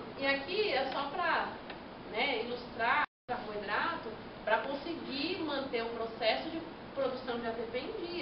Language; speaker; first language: Portuguese; native; Portuguese